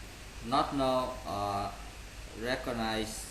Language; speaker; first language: English; non-native, learner; Vietnamese